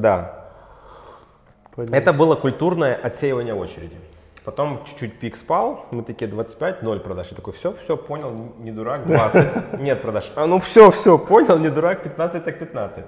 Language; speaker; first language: Russian; native; Russian